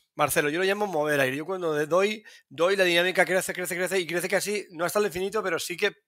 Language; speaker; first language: Spanish; native; Spanish